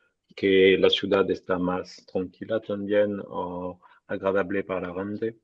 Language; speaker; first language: Spanish; non-native, fluent; French